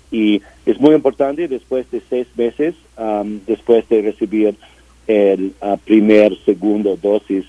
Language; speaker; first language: Spanish; non-native, learner; English